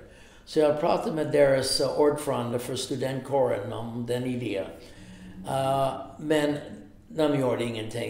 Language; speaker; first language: Swedish; non-native, fluent; English